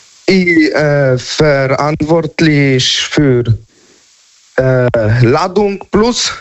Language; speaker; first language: German; non-native, learner; Polish